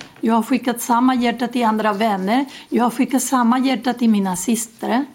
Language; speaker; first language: Swedish; non-native, learner; Spanish